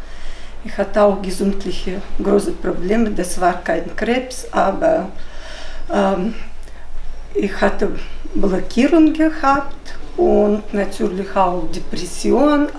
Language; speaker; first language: German; non-native, fluent; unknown